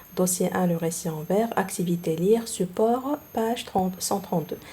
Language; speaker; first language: French; non-native, local second language; Arabic